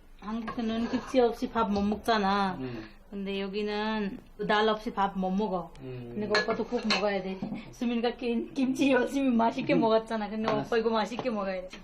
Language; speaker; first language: Korean; non-native, learner; Nepali